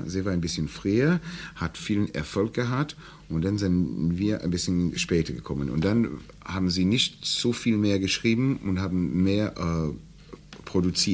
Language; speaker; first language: German; non-native, learner; English